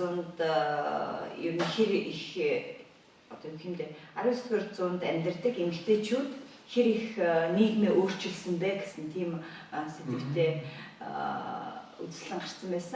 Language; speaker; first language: Mongolian; native; Mongolian